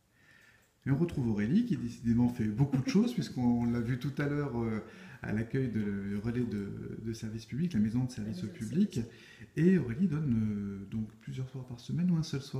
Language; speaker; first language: French; native; French